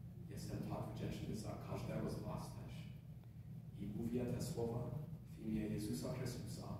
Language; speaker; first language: Polish; non-native, fluent; English